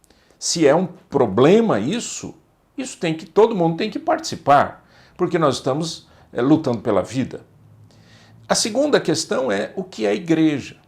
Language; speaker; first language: Portuguese; native; Portuguese